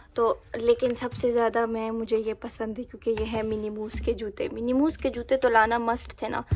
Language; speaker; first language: Urdu; native; Urdu